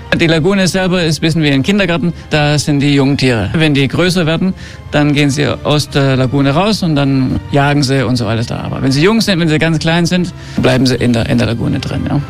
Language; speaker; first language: German; early bilingual, heritage; German